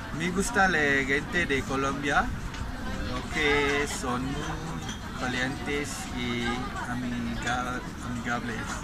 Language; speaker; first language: Spanish; non-native, learner; Malay